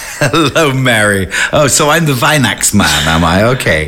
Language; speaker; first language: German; non-native, fluent; English